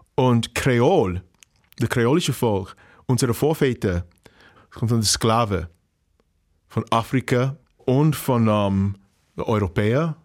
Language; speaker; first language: German; non-native, fluent; English